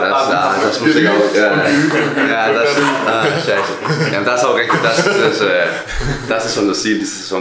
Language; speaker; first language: German; non-native, learner; Danish